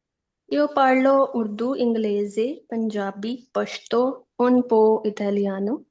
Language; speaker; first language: Italian; non-native, learner; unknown